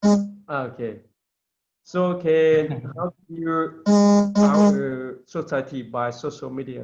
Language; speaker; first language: English; non-native, learner; Lao